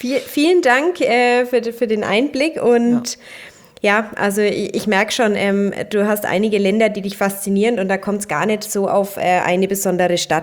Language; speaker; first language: German; native; German